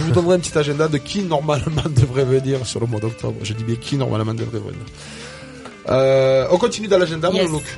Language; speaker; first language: French; native; French